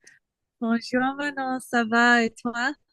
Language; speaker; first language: French; non-native, learner; English